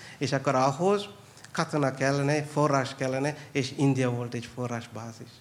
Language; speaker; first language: Hungarian; non-native, fluent; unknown